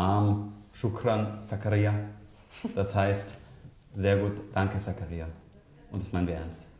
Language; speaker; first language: German; native; German